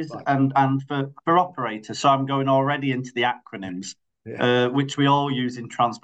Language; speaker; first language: English; native; English